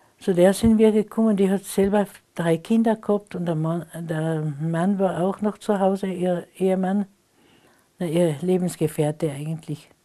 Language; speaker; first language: German; non-native, local second language; Slovenian